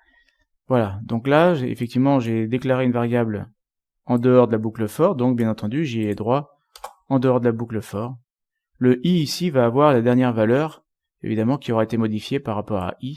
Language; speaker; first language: French; native; French